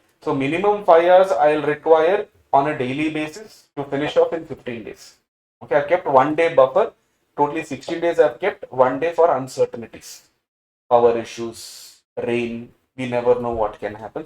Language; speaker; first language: English; non-native, local second language; Tamil